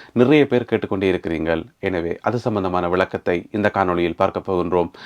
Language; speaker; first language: Tamil; native; Tamil